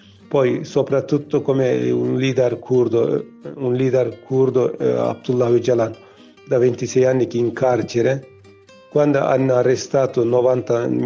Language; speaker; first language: Italian; non-native, learner; Kurdish